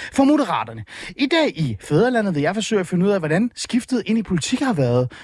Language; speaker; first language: Danish; early bilingual, other home language; Persian